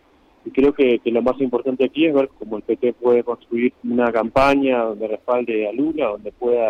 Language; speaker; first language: Spanish; native; Spanish